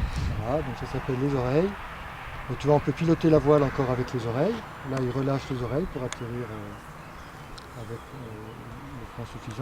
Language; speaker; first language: French; native; French